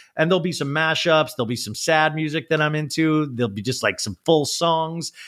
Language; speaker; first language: English; native; English